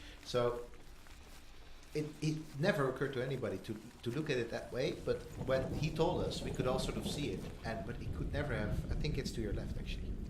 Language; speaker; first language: English; non-native, fluent; Dutch